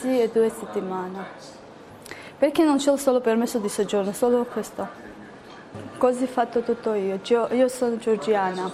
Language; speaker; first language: Italian; non-native, learner; Georgian